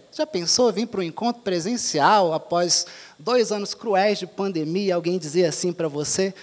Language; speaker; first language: Portuguese; native; Portuguese